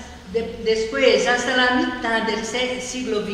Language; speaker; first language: Spanish; non-native, learner; Portuguese